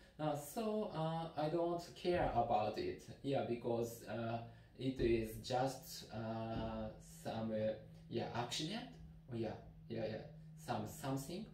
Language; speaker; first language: English; non-native, learner; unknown